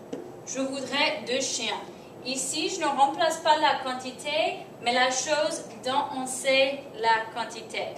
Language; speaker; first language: French; non-native, fluent; English